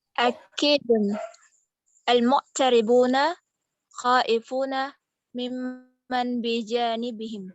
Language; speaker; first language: Arabic; non-native, learner; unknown